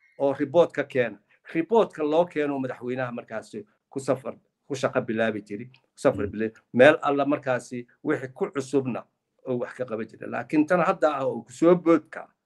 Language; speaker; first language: Somali; native; Somali